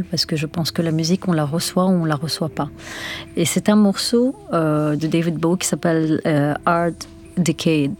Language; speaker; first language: French; non-native, local second language; Arabic